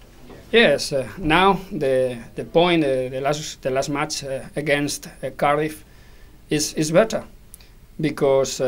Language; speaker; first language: English; non-native, learner; Spanish